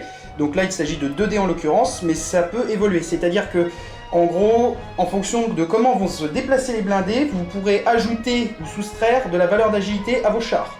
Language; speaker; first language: French; native; French